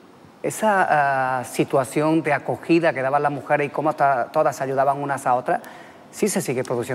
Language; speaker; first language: Spanish; native; Spanish